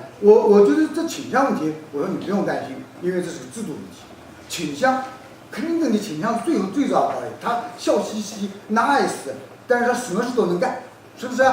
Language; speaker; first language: Chinese; native; Chinese